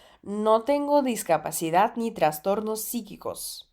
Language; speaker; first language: Spanish; non-native, fluent; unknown